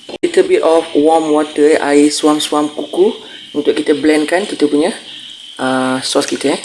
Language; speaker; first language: Malay; native; Malay